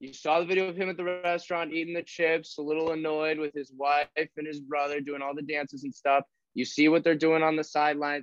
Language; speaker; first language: English; native; English